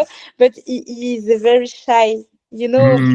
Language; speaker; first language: English; non-native, learner; French